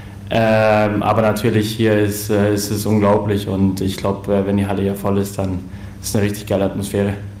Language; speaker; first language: German; native; German